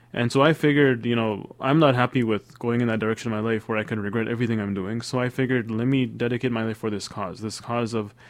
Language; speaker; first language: English; native; English